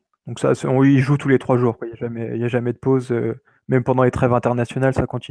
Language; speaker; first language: French; native; French